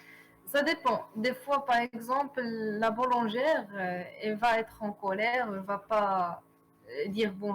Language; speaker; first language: French; non-native, local second language; Arabic